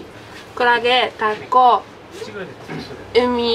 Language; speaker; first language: Japanese; non-native, fluent; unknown